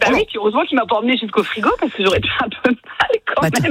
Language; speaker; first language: French; native; French